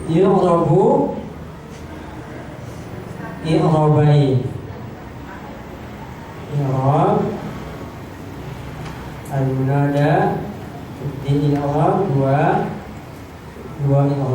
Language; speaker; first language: Arabic; non-native, fluent; Indonesian